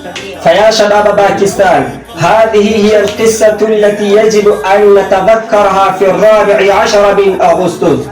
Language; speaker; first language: Arabic; non-native, learner; Urdu